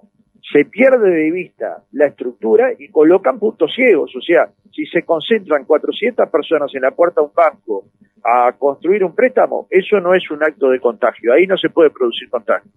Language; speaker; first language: Spanish; native; Spanish